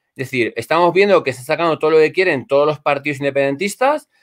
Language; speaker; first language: Spanish; native; Spanish